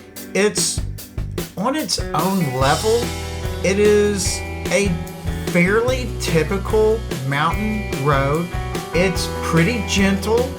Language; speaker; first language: English; native; English